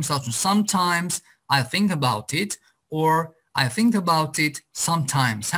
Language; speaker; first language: English; non-native, fluent; Azerbaijani